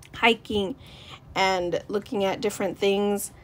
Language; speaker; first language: English; native; English